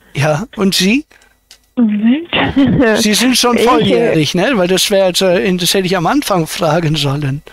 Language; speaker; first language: German; native; German